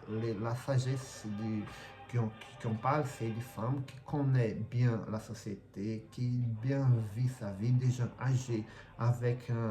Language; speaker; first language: French; non-native, fluent; Portuguese